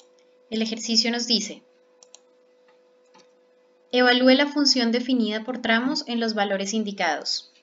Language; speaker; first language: Spanish; native; Spanish